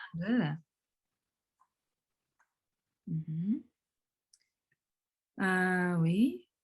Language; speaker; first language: French; early bilingual, other home language; Korean